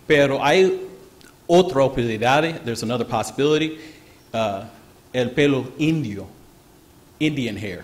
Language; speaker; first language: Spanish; non-native, learner; English